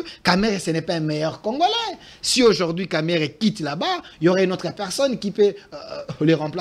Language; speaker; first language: French; non-native, local second language; Lingala